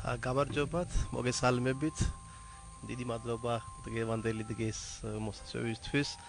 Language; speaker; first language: Georgian; non-native, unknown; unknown